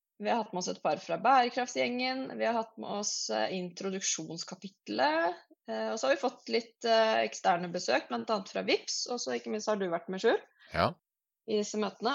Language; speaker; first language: Norwegian; native; Norwegian